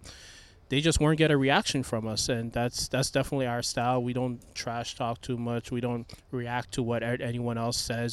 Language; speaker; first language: English; native; English